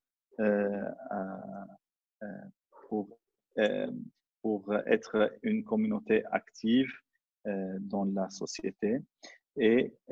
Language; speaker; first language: French; non-native, fluent; Arabic